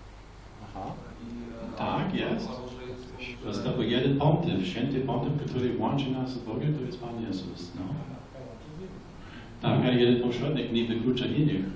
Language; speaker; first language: Polish; non-native, fluent; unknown